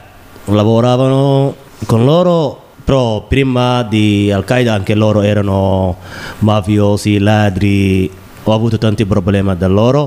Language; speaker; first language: Italian; non-native, learner; Somali